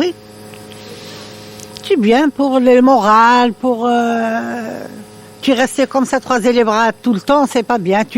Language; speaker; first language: French; non-native, learner; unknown